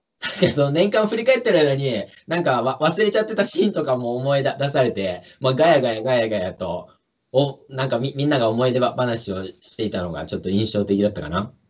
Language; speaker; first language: Japanese; native; Japanese